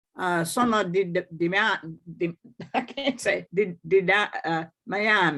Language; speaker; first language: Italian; non-native, learner; English